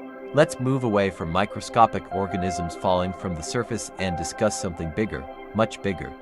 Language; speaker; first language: English; native; English